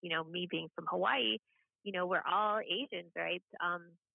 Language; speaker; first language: English; native; English